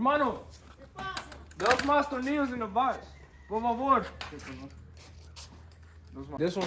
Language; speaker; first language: Spanish; non-native, learner; English